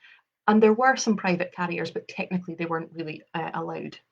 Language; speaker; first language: English; native; English